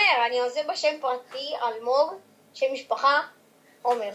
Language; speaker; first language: Hebrew; native; Hebrew